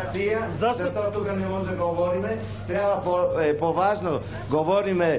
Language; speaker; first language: Bulgarian; non-native, learner; Italian